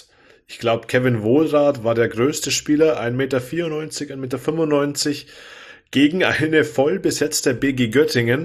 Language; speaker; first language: German; native; German